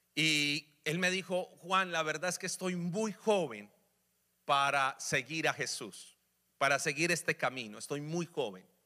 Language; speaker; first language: Spanish; native; Spanish